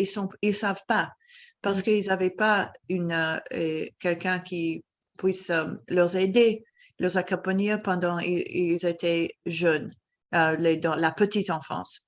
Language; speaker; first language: French; non-native, fluent; English